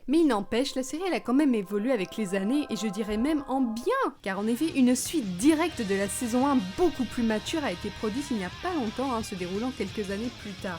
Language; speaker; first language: French; native; French